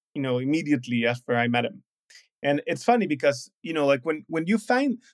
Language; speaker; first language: English; non-native, fluent; Spanish